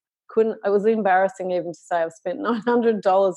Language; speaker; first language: English; native; English